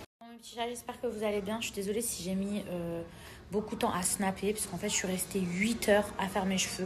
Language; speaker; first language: French; native; French